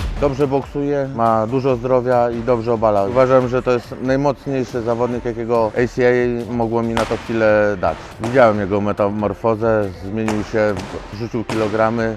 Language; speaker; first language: Polish; native; Polish